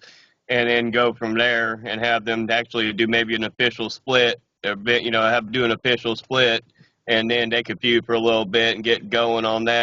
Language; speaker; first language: English; native; English